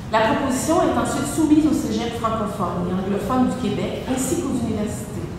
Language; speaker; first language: French; native; French